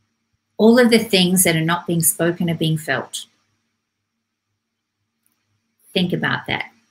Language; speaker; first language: English; native; English